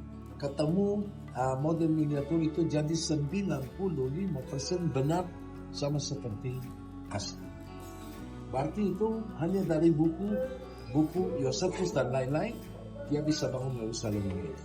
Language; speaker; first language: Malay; non-native, learner; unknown